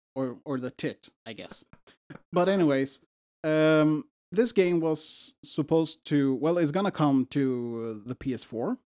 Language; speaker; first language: English; non-native, fluent; Swedish